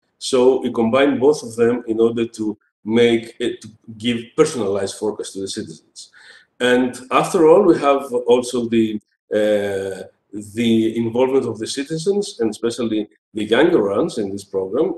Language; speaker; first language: English; non-native, fluent; Greek